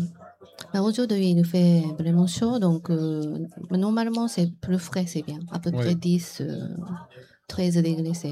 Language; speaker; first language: French; non-native, learner; Japanese